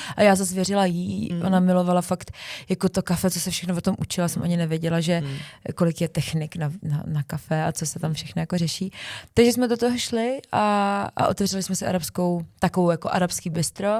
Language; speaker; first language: Czech; early bilingual, other home language; Arabic